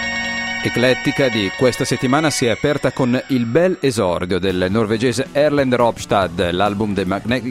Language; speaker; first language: Italian; native; Italian